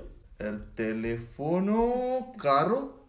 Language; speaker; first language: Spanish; non-native, learner; English